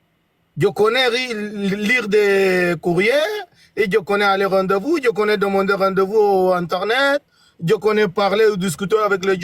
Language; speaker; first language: French; non-native, learner; Arabic